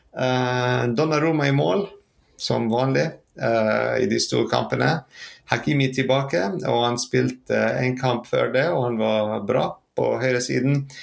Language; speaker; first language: Norwegian; non-native, fluent; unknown